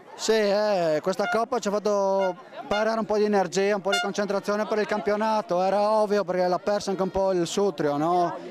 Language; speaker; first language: Italian; native; Italian